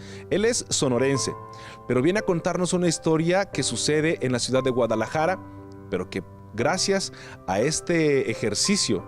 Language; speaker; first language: Spanish; native; Spanish